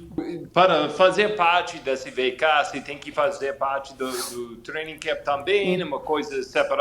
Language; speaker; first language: Portuguese; non-native, fluent; English